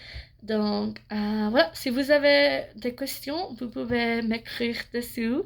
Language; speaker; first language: French; non-native, fluent; English